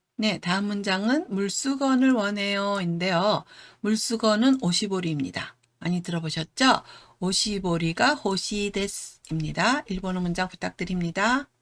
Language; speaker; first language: Korean; native; Korean